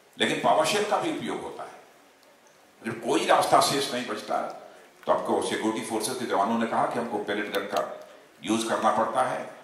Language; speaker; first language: Hindi; native; Hindi